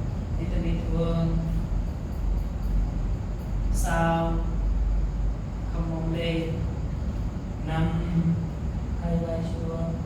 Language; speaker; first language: Vietnamese; non-native, learner; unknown